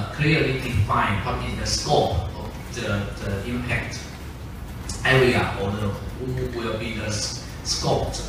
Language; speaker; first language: English; non-native, fluent; Chinese